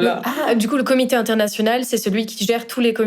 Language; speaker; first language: French; native; French